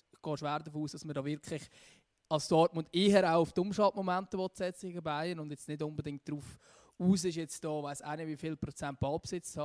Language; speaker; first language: German; native; German